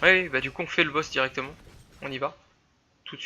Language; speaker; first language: French; native; French